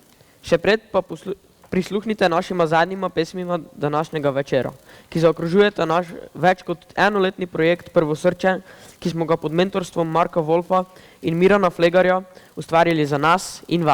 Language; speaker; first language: Slovenian; native; Slovenian